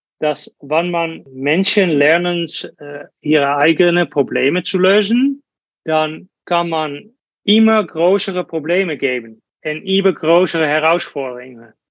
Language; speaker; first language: German; non-native, learner; Dutch